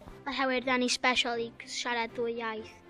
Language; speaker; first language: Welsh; non-native, local second language; English